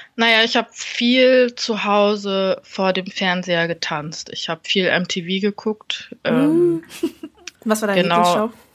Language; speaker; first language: German; early bilingual, other home language; Vietnamese